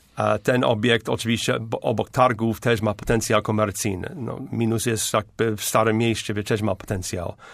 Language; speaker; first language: Polish; non-native, fluent; English